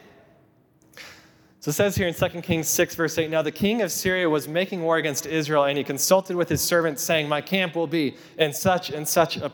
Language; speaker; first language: English; native; English